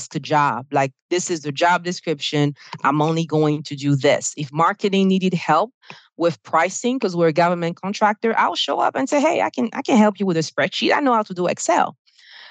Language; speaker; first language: English; non-native, fluent; French